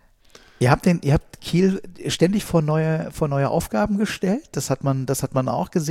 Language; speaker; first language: German; native; German